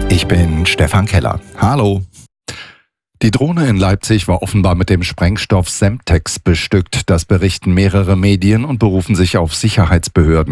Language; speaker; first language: German; native; German